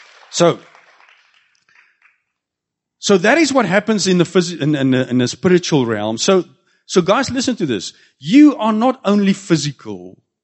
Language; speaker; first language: English; non-native, local second language; Afrikaans